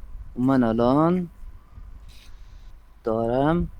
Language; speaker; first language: Persian; non-native, learner; Urdu